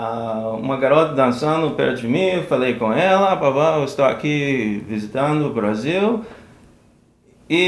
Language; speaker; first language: Portuguese; non-native, fluent; English